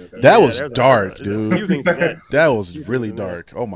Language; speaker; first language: English; native; English